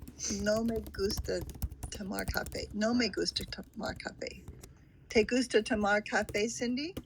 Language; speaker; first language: Spanish; non-native, learner; English